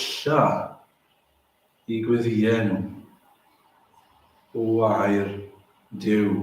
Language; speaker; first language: Welsh; native; Welsh